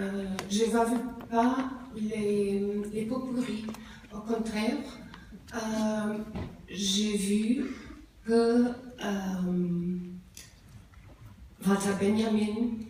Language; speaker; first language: French; non-native, learner; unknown